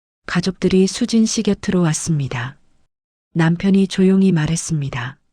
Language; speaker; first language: Korean; native; Korean